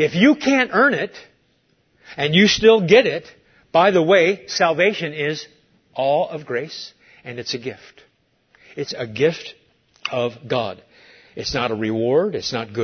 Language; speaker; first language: English; native; English